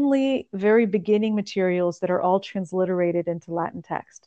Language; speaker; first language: English; early bilingual, other home language; Russian